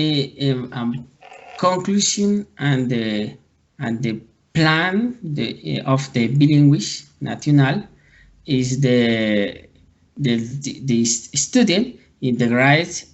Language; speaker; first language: English; non-native, learner; Spanish